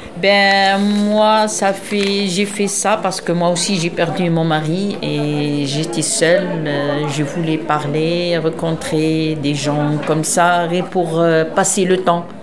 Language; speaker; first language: French; non-native, local second language; Arabic